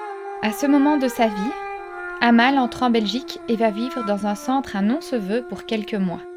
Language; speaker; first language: French; native; French